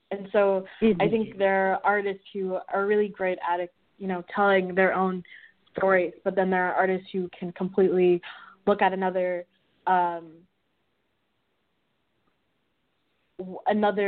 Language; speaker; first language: English; native; English